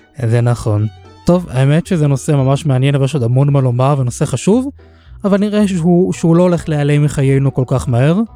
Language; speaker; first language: Hebrew; native; Hebrew